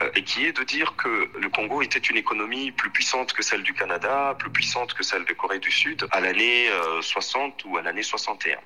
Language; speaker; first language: French; non-native, local second language; Swahili